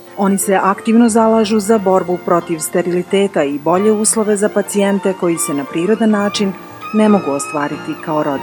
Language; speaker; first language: Bosnian; native; Bosnian